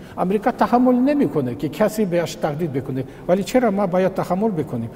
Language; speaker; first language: Persian; non-native, fluent; Russian